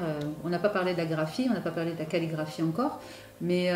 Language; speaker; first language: French; native; French